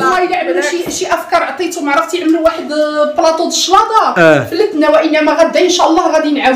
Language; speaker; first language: Arabic; native; Arabic